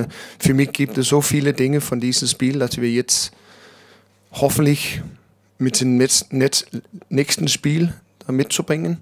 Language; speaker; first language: German; non-native, learner; Danish